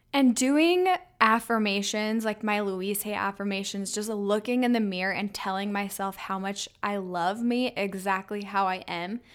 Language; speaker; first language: English; native; English